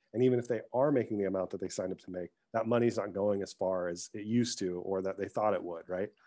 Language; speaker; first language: English; early bilingual, other home language; Arabic